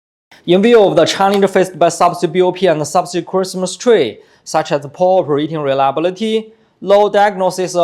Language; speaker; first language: English; non-native, fluent; Chinese